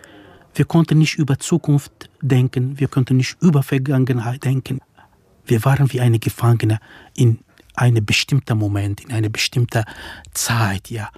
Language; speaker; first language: German; non-native, fluent; Kurdish